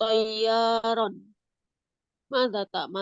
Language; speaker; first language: Arabic; non-native, learner; Indonesian